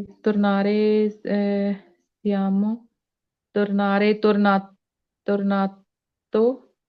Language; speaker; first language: Italian; non-native, learner; Punjabi